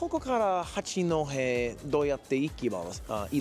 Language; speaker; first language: Japanese; non-native, learner; English